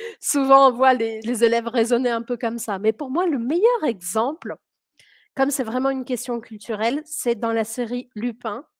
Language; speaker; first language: French; early bilingual, heritage; French